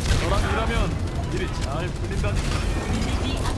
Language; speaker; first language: Korean; native; Korean